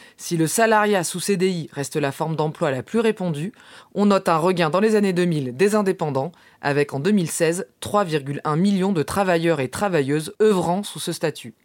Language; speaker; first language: French; native; French